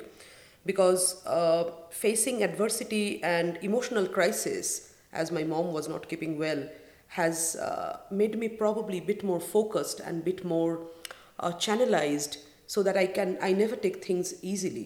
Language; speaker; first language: English; non-native, local second language; Bangla